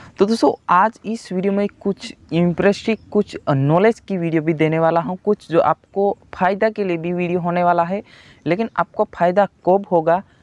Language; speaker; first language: Hindi; non-native, local second language; Gujarati